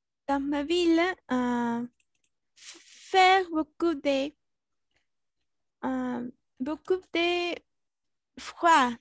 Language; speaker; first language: French; non-native, learner; Spanish